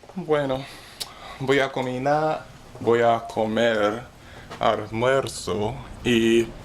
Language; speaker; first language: Spanish; non-native, learner; English